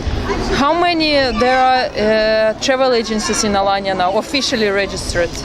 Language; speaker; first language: English; non-native, fluent; Russian